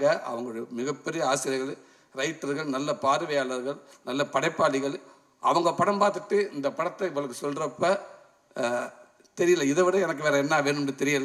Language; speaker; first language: Tamil; native; Tamil